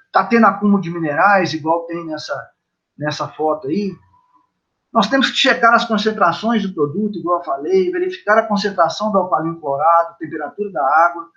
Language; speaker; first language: Portuguese; native; Portuguese